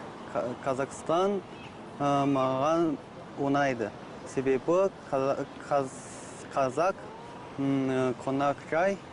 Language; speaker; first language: Kazakh; non-native, learner; Chinese